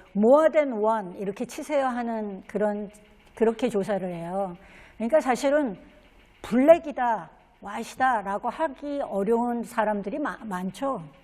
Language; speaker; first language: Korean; native; Korean